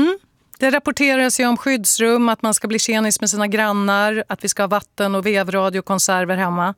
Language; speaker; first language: Swedish; native; Swedish